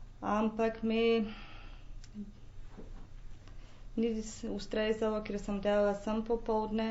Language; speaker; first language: Slovenian; non-native, local second language; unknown